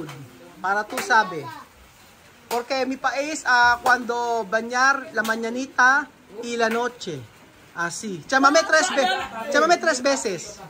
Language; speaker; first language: Spanish; non-native, learner; Filipino